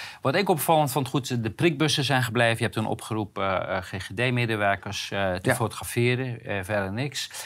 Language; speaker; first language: Dutch; native; Dutch